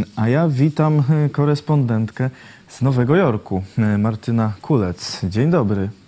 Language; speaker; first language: Polish; native; Polish